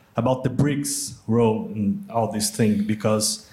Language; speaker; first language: English; non-native, fluent; Portuguese